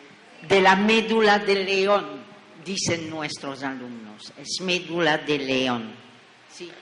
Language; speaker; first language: Spanish; non-native, fluent; French